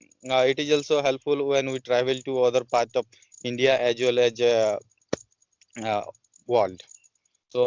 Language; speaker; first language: English; non-native, learner; Odia